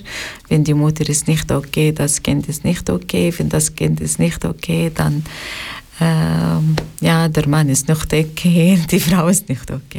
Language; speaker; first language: German; non-native, learner; Arabic